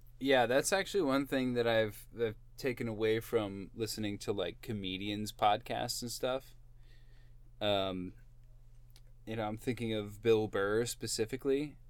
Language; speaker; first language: English; native; English